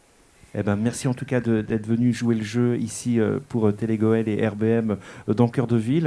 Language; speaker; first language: French; native; French